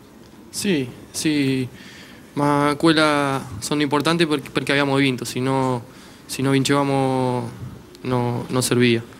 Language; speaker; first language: Italian; non-native, learner; Spanish